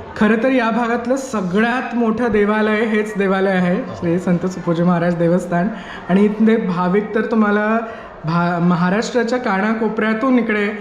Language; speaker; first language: Marathi; native; Marathi